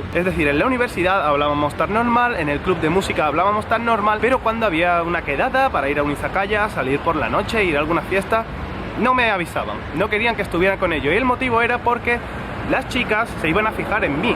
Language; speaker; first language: Spanish; native; Spanish